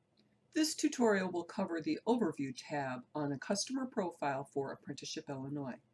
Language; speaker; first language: English; native; English